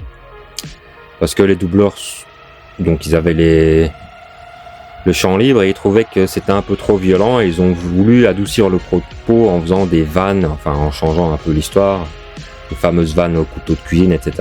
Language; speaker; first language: French; native; French